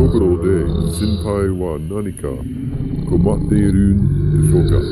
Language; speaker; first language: Japanese; non-native, learner; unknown